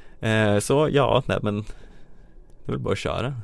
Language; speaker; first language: Swedish; native; Swedish